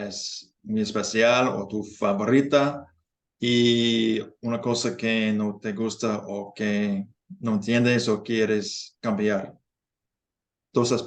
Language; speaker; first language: Spanish; non-native, fluent; English